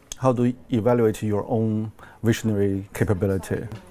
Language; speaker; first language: English; non-native, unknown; Chinese